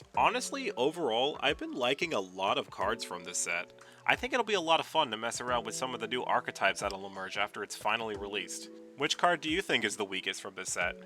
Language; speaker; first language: English; native; English